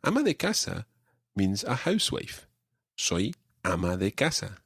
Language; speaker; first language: Spanish; non-native, fluent; English